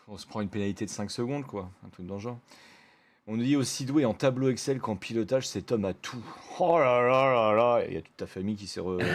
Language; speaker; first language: French; native; French